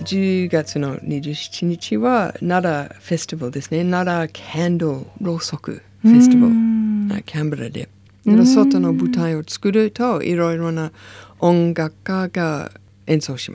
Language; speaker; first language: Japanese; non-native, learner; English